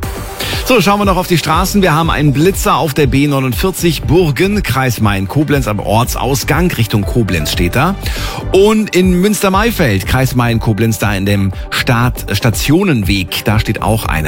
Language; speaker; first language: German; native; German